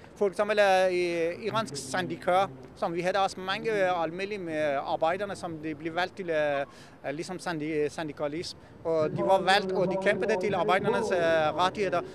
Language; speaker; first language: Danish; non-native, fluent; Persian